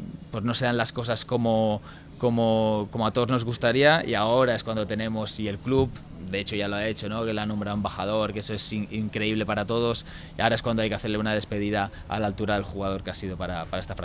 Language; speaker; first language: Spanish; native; Spanish